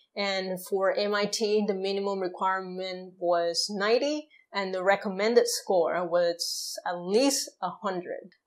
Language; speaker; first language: English; non-native, fluent; Spanish